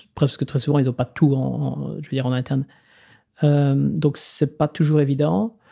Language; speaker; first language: French; native; French